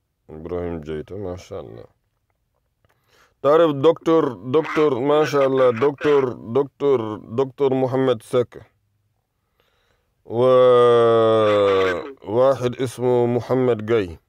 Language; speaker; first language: Arabic; non-native, fluent; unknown